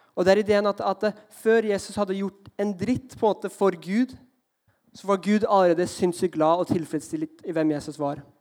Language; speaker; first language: Norwegian; early bilingual, heritage; Norwegian